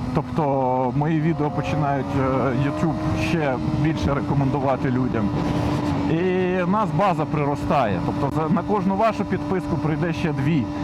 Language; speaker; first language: Ukrainian; non-native, local second language; Russian